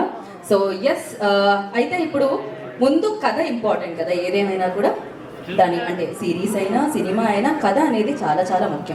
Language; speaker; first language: Telugu; native; Telugu